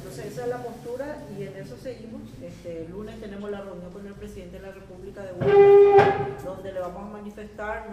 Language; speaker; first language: Spanish; native; Spanish